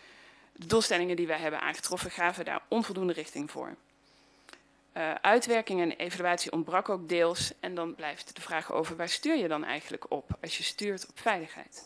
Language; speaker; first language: Dutch; native; Dutch